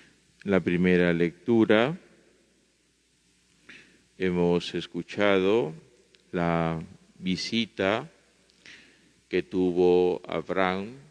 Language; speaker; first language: Spanish; native; Spanish